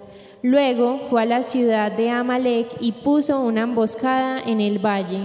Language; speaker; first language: Spanish; native; Spanish